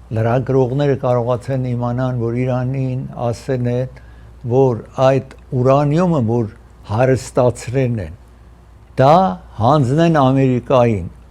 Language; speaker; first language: Armenian; early bilingual, heritage; Armenian